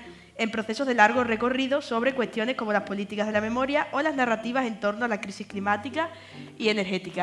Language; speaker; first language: Spanish; native; Spanish